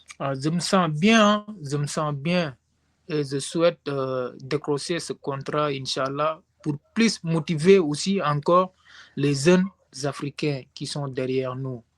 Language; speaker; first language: French; non-native, local second language; Wolof